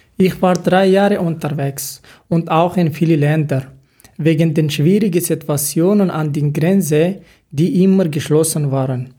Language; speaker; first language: German; non-native, learner; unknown